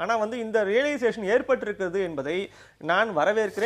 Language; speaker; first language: Tamil; native; Tamil